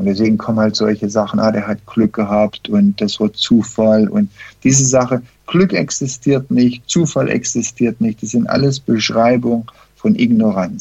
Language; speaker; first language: German; early bilingual, heritage; German